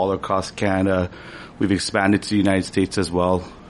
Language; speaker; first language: English; native; English